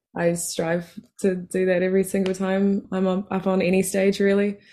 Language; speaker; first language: English; native; English